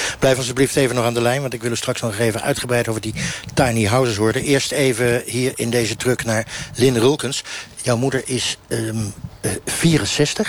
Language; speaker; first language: Dutch; native; Dutch